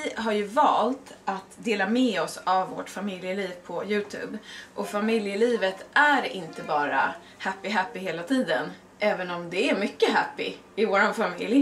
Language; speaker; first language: Swedish; native; Swedish